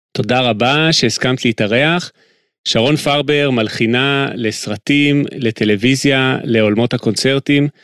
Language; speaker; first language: Hebrew; native; Hebrew